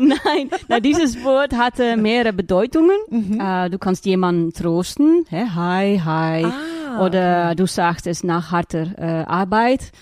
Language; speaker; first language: German; non-native, learner; Dutch